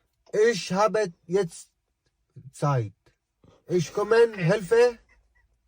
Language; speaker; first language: German; non-native, learner; Arabic